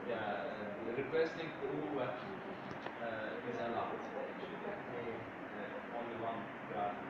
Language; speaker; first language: English; non-native, fluent; Turkish